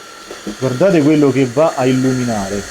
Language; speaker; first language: Italian; native; Italian